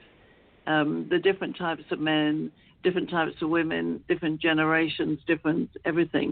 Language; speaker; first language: English; native; English